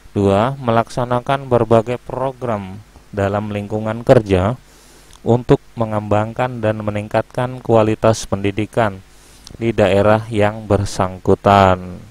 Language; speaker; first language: Indonesian; native; Indonesian